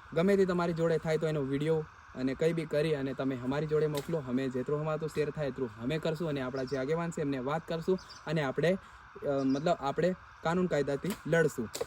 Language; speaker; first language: Gujarati; non-native, local second language; Bhili